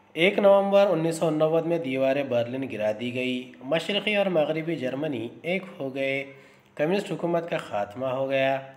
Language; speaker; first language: Urdu; native; Urdu